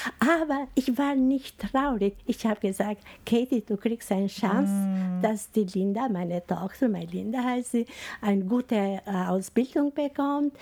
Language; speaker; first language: German; non-native, fluent; Albanian